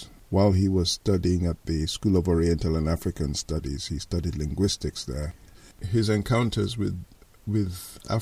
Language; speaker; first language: English; non-native, local second language; Yoruba